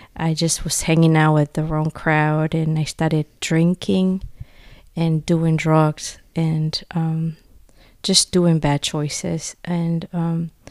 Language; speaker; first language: English; non-native, fluent; Spanish